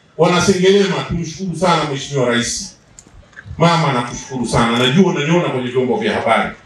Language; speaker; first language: Swahili; native; Swahili